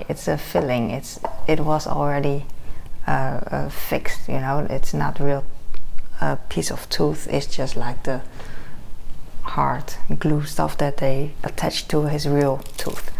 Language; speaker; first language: English; non-native, fluent; Dutch